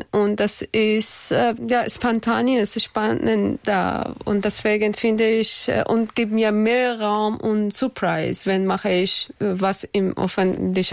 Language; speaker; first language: German; non-native, learner; Persian